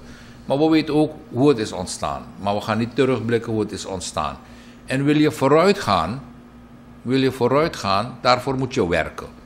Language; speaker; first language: Dutch; native; Dutch